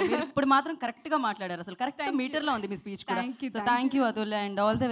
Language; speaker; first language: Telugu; native; Telugu